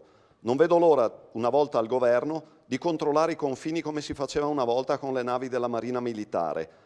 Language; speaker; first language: Italian; native; Italian